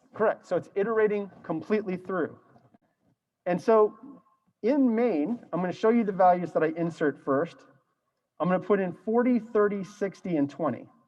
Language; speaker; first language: English; native; English